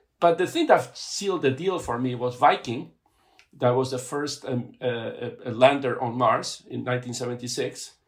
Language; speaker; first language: English; non-native, fluent; Spanish